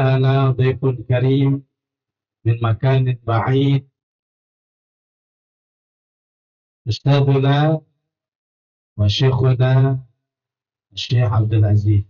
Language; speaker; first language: Arabic; non-native, fluent; Indonesian